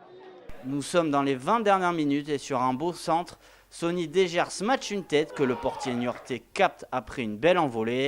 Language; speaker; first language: French; native; French